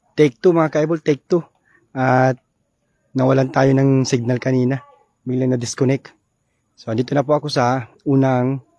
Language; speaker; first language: Filipino; non-native, local second language; Bikol